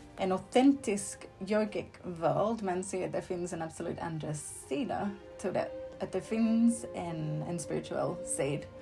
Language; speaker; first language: Swedish; non-native, fluent; English